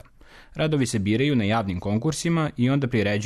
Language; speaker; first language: Croatian; native; Croatian